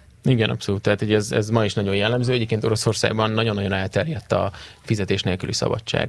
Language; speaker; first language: Hungarian; native; Hungarian